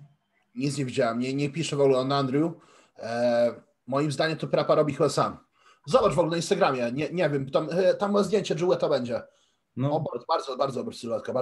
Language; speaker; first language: Polish; early bilingual, heritage; Polish